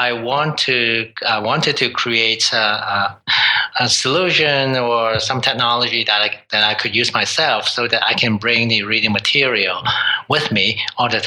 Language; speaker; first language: English; non-native, local second language; Cantonese